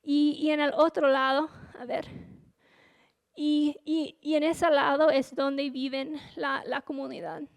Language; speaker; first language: Spanish; non-native, fluent; English